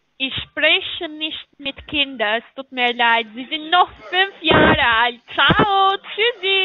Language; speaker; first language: German; non-native, learner; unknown